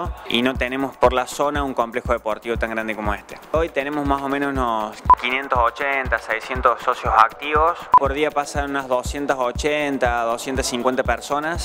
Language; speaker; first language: Spanish; native; Spanish